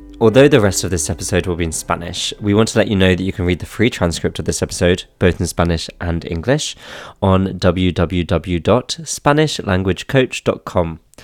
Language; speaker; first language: English; native; English